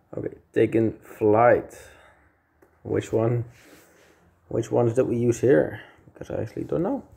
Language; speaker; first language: English; non-native, fluent; Dutch